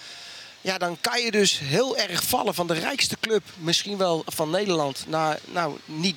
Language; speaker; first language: Dutch; native; Dutch